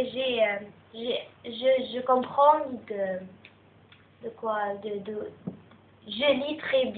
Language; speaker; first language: French; non-native, learner; Arabic